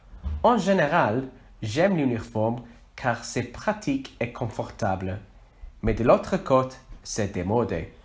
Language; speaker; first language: French; non-native, learner; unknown